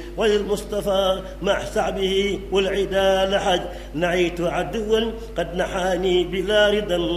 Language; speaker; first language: Arabic; non-native, fluent; Wolof